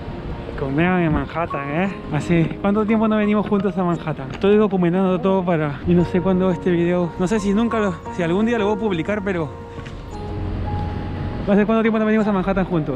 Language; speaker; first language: Spanish; native; Spanish